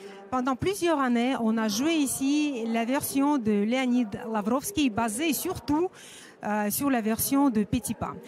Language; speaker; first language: French; non-native, fluent; Russian